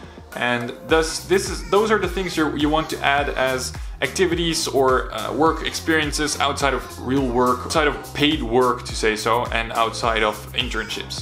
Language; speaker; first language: English; non-native, fluent; Dutch